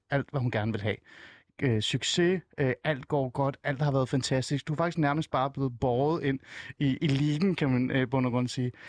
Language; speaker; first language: Danish; early bilingual, other home language; Persian